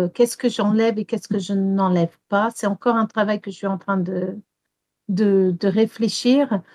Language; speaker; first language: French; non-native, fluent; English